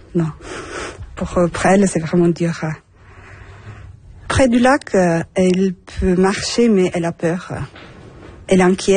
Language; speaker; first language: French; non-native, fluent; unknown